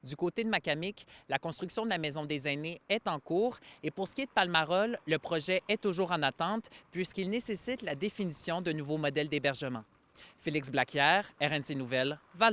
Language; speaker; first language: French; native; French